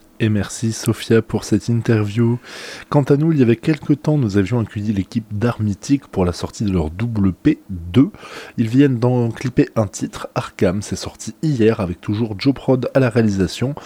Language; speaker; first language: French; native; French